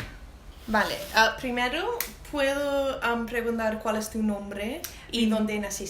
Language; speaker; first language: Spanish; non-native, learner; English